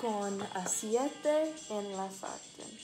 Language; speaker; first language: Spanish; non-native, learner; English